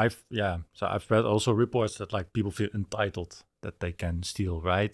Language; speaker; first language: English; non-native, fluent; Dutch